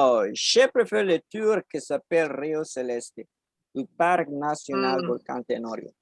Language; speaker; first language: French; non-native, learner; Spanish